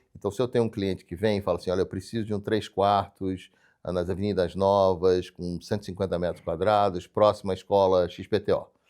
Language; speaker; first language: Portuguese; native; Portuguese